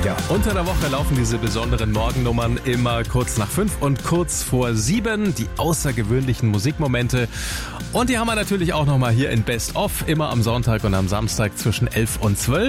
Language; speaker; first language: German; native; German